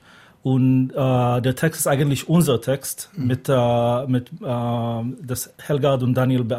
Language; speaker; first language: German; non-native, fluent; Hebrew